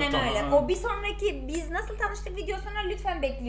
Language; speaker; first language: Turkish; native; Turkish